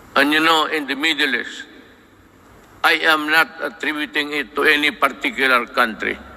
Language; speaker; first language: English; non-native, local second language; Cebuano